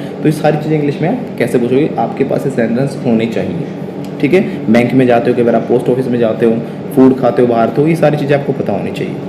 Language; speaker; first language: Hindi; native; Hindi